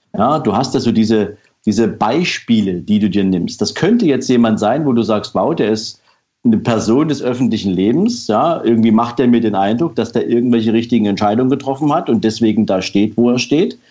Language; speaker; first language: German; native; German